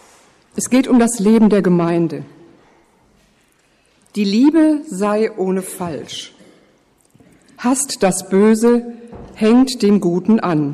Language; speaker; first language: German; native; German